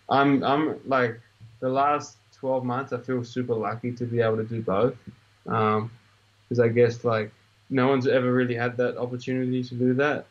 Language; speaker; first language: English; native; English